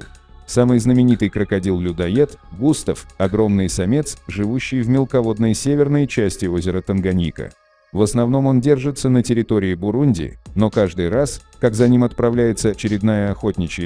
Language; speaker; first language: Russian; native; Russian